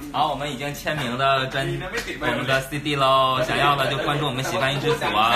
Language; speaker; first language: Chinese; native; Chinese